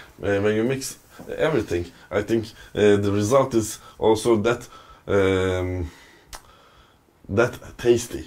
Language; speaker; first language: English; non-native, fluent; Turkish